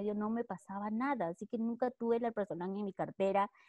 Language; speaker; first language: Spanish; native; Spanish